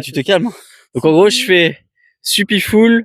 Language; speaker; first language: French; native; French